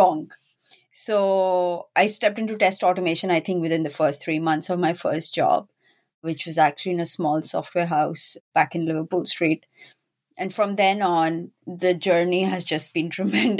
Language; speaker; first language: English; non-native, local second language; Urdu